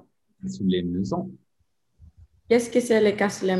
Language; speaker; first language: French; non-native, learner; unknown